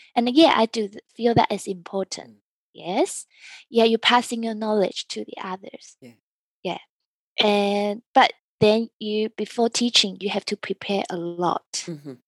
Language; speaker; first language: English; early bilingual, other home language; Chinese